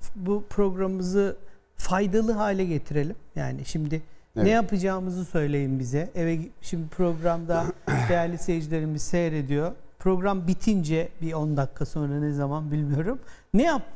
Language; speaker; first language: Turkish; native; Turkish